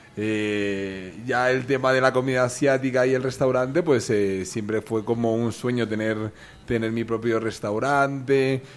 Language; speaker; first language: Spanish; native; Spanish